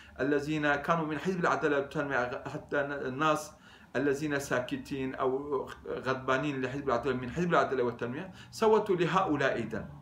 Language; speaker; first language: Arabic; non-native, fluent; Turkish